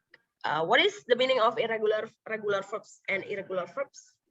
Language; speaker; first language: English; non-native, local second language; Indonesian